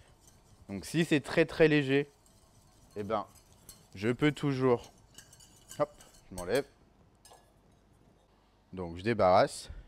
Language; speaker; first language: French; native; French